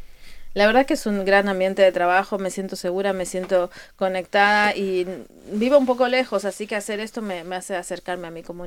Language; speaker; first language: Spanish; native; Spanish